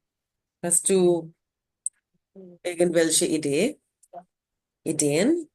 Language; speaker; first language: German; non-native, fluent; Urdu